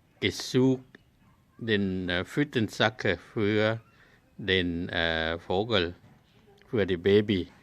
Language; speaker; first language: German; non-native, learner; Thai